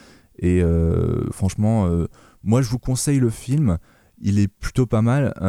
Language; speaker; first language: French; native; French